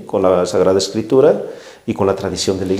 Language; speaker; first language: Spanish; native; Spanish